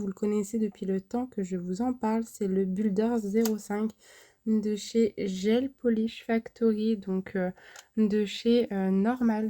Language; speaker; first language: French; native; French